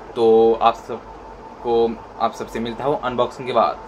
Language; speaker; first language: Hindi; non-native, local second language; Bangla